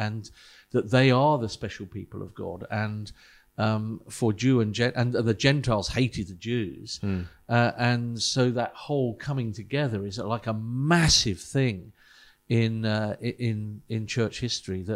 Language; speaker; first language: English; native; English